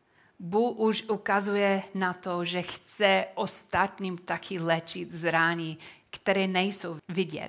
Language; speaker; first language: Czech; non-native, fluent; English